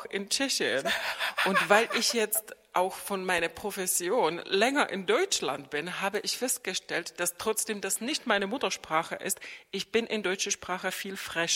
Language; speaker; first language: German; non-native, fluent; Czech